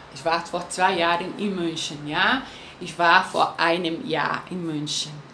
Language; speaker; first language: German; non-native, fluent; Portuguese